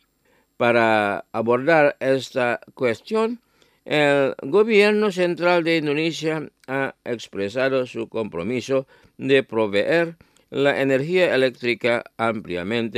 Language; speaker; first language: Spanish; non-native, fluent; Indonesian